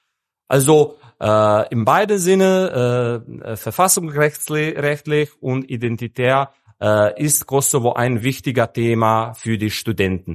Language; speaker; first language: German; non-native, fluent; Serbian